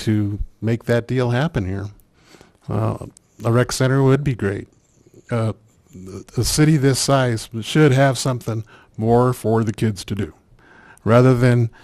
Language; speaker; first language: English; native; English